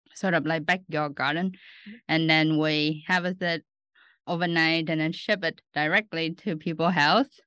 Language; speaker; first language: English; non-native, fluent; Vietnamese